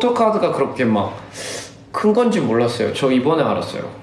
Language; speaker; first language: Korean; early bilingual, heritage; Korean